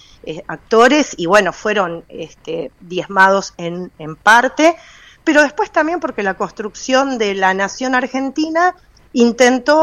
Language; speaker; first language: Spanish; native; Spanish